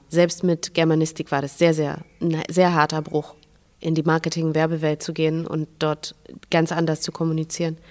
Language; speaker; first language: German; non-native, fluent; Russian